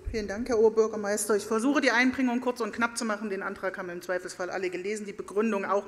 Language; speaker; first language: German; native; German